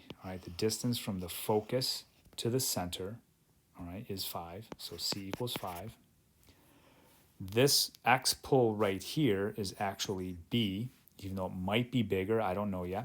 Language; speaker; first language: English; native; English